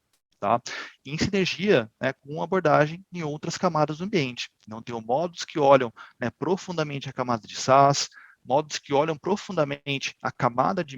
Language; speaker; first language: Portuguese; native; Portuguese